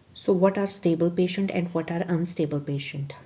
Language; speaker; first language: English; non-native, local second language; Punjabi